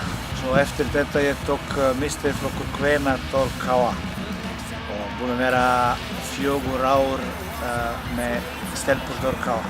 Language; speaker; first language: Icelandic; non-native, learner; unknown